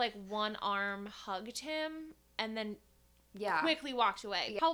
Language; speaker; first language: English; native; English